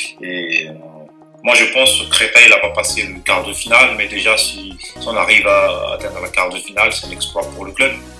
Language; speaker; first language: French; non-native, local second language; Malagasy